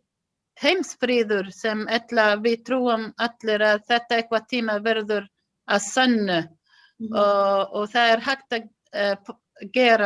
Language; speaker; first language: Icelandic; non-native, learner; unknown